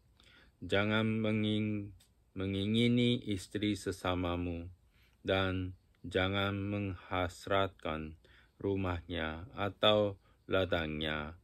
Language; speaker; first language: Indonesian; non-native, fluent; Japanese